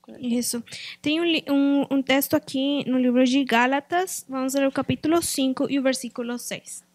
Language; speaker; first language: Portuguese; non-native, fluent; Spanish